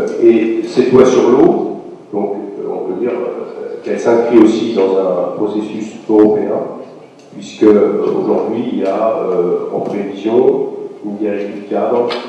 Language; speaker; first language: French; native; French